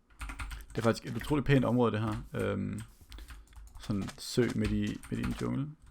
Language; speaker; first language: Danish; native; Danish